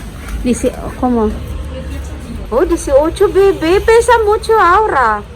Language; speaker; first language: Spanish; non-native, learner; Filipino